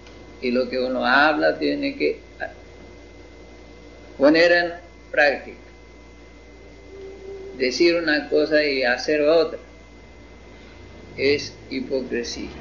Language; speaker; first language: Spanish; non-native, fluent; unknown